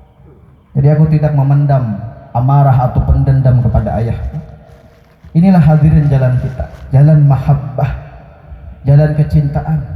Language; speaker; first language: Indonesian; non-native, local second language; Banjar